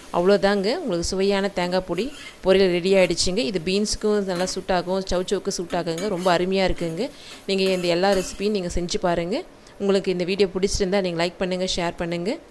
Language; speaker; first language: Tamil; native; Tamil